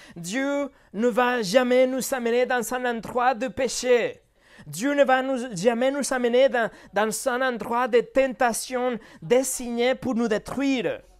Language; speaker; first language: French; non-native, fluent; Spanish